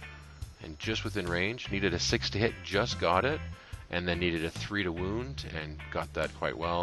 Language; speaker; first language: English; native; English